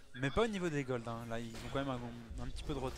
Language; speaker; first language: French; native; French